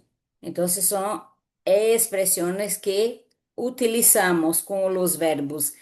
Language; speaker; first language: Spanish; non-native, fluent; Portuguese